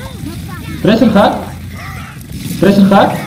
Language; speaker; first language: English; non-native, learner; Russian